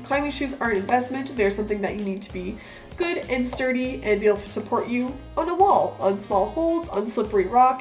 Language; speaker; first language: English; native; English